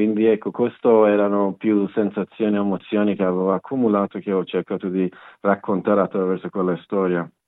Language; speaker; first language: Italian; non-native, fluent; Persian